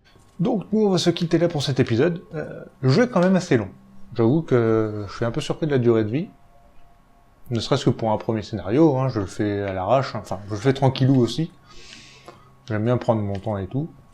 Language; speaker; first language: French; native; French